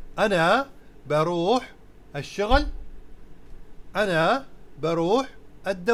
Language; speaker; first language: Arabic; non-native, fluent; Urdu